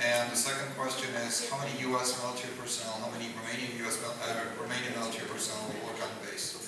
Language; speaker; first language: English; non-native, fluent; Romanian